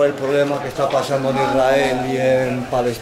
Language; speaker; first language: Spanish; non-native, fluent; Arabic